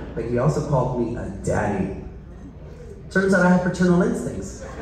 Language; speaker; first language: English; early bilingual, other home language; Spanish